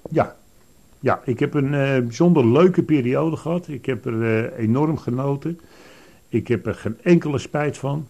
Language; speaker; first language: Dutch; native; Dutch